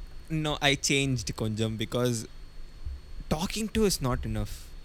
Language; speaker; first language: English; non-native, local second language; Tamil